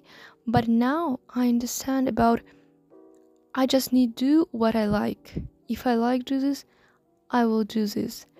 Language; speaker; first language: English; non-native, learner; Russian